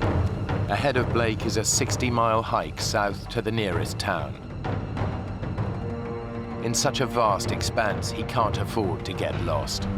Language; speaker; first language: English; native; English